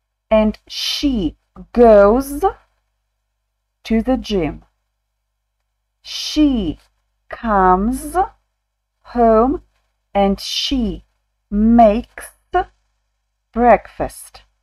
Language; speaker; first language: English; non-native, fluent; Ukrainian